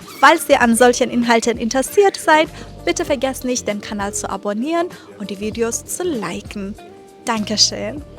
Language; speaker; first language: German; non-native, fluent; Persian